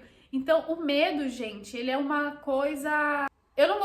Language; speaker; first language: Portuguese; native; Portuguese